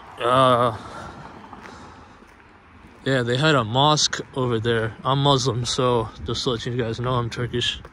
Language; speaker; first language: English; native; English